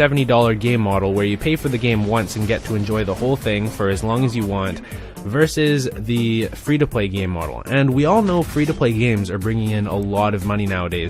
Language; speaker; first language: English; native; English